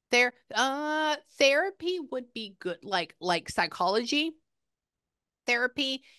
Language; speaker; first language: English; native; English